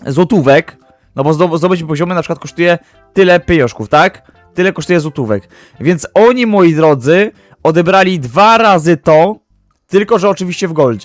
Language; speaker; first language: Polish; native; Polish